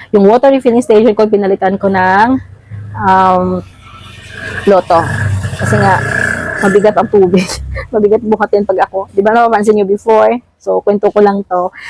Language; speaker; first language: Filipino; non-native, local second language; Cebuano